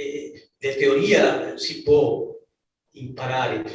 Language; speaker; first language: Italian; non-native, learner; Spanish